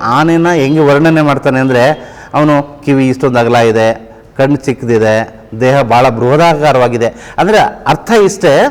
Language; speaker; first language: Kannada; non-native, local second language; Lambadi